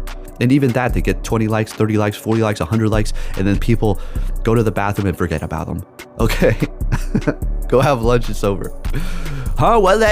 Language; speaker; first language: English; native; English